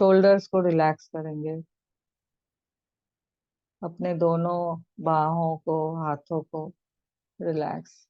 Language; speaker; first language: Hindi; native; Hindi